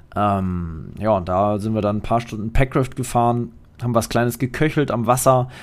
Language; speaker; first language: German; non-native, fluent; Polish